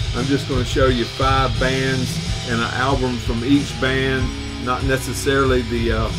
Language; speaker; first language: English; native; English